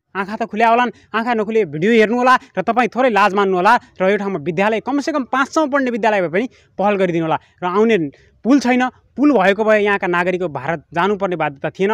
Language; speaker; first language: Nepali; native; Nepali